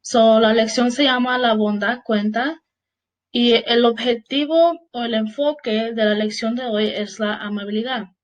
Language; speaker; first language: Spanish; early bilingual, heritage; Spanish